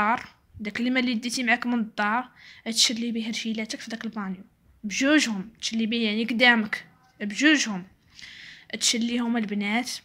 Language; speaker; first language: Arabic; native; Arabic